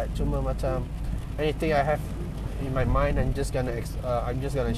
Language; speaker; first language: English; non-native, local second language; Malay